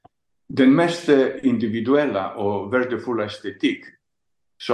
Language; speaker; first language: Swedish; non-native, fluent; Greek